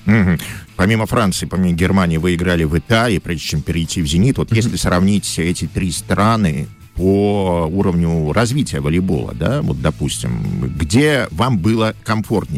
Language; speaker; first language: Russian; native; Russian